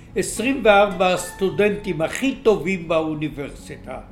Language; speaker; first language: Hebrew; native; Hebrew